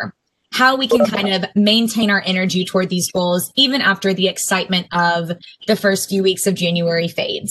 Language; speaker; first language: English; native; English